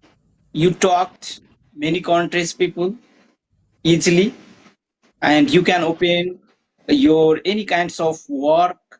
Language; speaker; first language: English; non-native, learner; Maithili